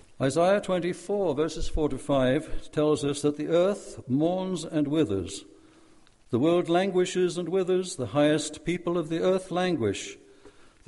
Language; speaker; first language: English; native; English